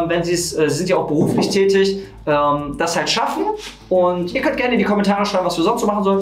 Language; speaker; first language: German; native; German